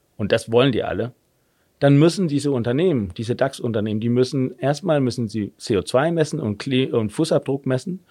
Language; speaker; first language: German; non-native, fluent; Danish